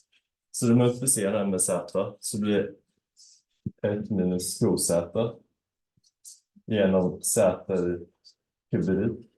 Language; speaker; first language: Swedish; native; Swedish